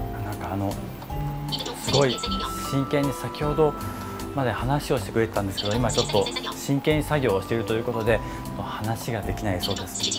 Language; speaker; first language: Japanese; native; Japanese